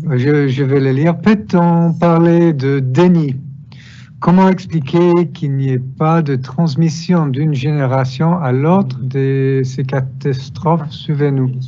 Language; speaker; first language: French; non-native, fluent; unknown